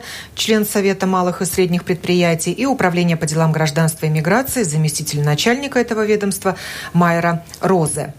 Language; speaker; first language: Russian; native; Russian